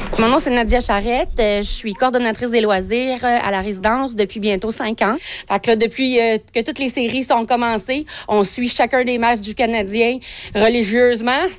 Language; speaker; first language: French; native; French